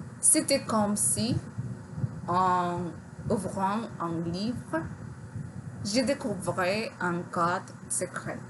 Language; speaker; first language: French; non-native, learner; Spanish